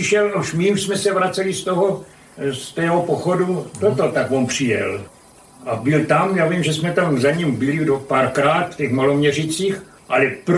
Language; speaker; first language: Czech; non-native, local second language; German